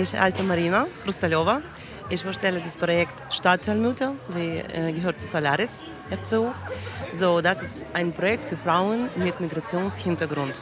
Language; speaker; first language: German; non-native, learner; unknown